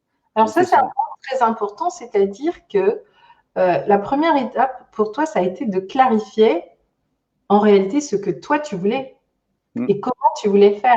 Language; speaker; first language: French; native; French